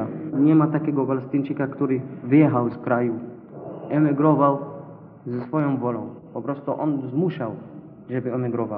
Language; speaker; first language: Polish; non-native, learner; Arabic